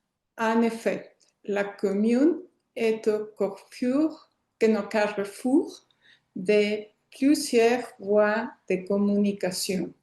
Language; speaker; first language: French; non-native, learner; Spanish